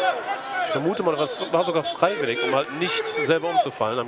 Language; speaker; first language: German; native; German